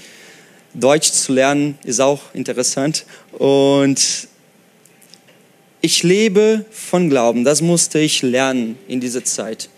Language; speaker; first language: German; non-native, fluent; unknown